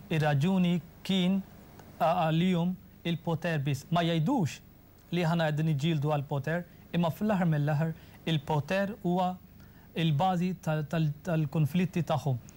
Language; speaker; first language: Maltese; non-native, fluent; Urdu